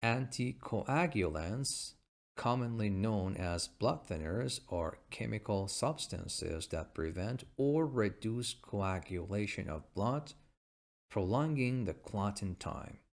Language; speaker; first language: English; non-native, fluent; Persian